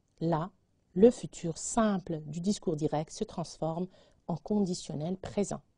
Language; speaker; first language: French; non-native, local second language; Arabic